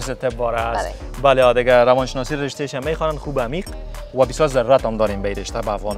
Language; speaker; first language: Persian; native; Persian